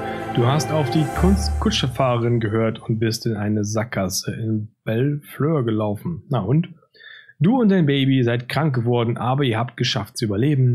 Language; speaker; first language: German; native; German